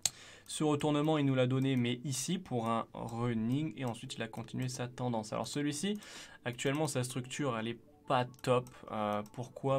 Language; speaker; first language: French; native; French